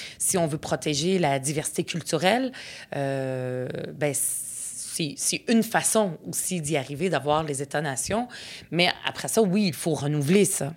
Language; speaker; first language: French; early bilingual, other home language; Arabic